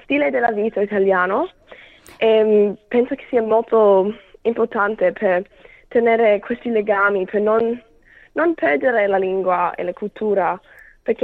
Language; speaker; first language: Italian; early bilingual, heritage; Italian